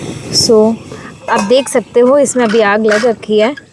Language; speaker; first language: Hindi; native; Hindi